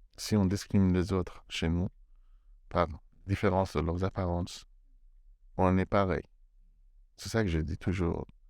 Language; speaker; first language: French; non-native, fluent; Persian